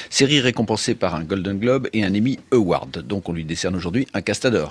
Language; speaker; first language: French; native; French